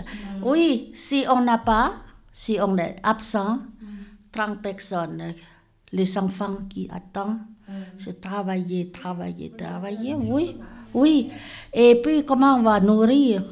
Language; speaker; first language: French; non-native, learner; Lao